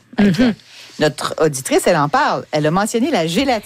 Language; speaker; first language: French; native; French